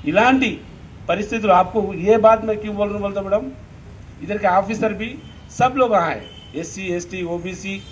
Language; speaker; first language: Hindi; non-native, local second language; Lambadi